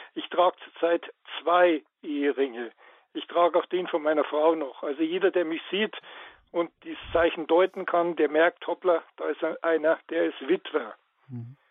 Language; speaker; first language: German; native; German